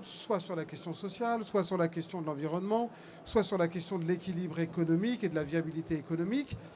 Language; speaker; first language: French; native; French